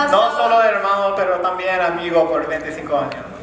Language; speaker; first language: Spanish; non-native, learner; English